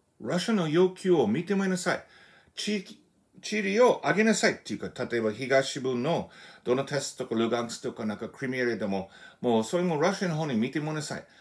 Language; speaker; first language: Japanese; non-native, fluent; English